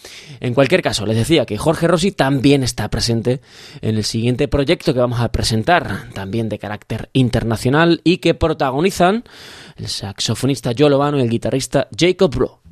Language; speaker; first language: Spanish; native; Spanish